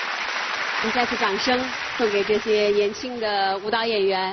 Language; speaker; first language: Chinese; native; Chinese